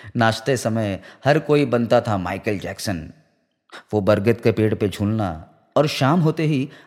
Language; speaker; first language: Hindi; non-native, local second language; Marathi